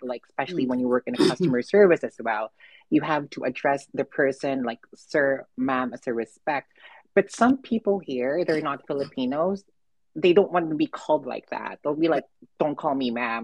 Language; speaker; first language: English; non-native, local second language; Filipino